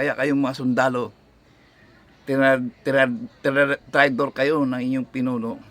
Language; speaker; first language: Filipino; native; Filipino